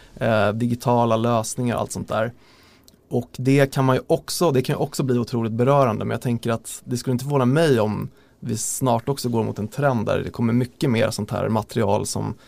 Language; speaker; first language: Swedish; native; Swedish